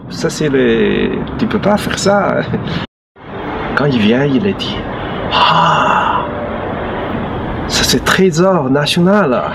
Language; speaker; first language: French; non-native, learner; Chinese